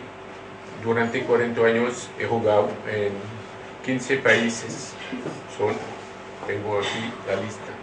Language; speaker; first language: Spanish; non-native, learner; French